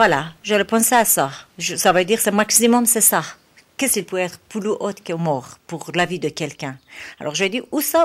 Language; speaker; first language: French; non-native, learner; Persian